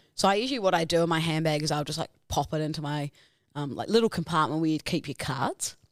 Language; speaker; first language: English; native; English